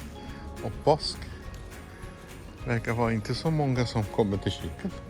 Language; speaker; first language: Swedish; non-native, fluent; Portuguese